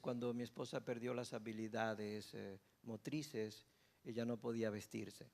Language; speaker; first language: Spanish; native; Spanish